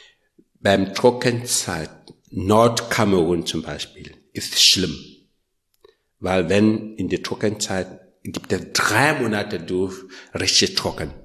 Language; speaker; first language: German; non-native, learner; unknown